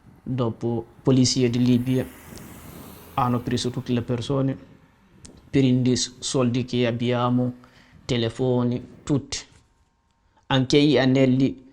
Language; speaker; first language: Italian; non-native, learner; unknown